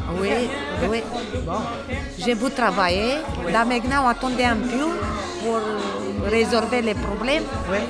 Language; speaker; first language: French; non-native, learner; Romanian